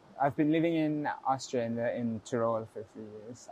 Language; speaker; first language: English; native; English